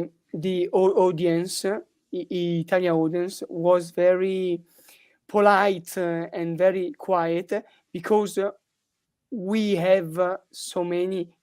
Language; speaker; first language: English; non-native, learner; Italian